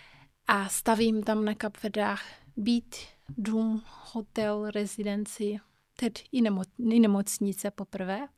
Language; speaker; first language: Czech; non-native, fluent; Kabuverdianu